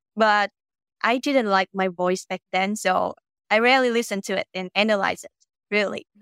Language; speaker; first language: English; non-native, fluent; Vietnamese